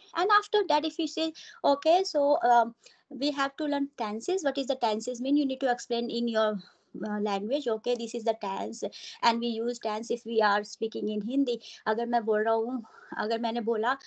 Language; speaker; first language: English; non-native, local second language; Hindi